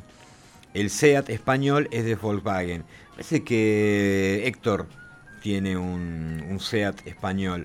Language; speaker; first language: Spanish; native; Spanish